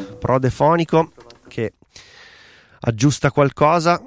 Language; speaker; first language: Italian; native; Italian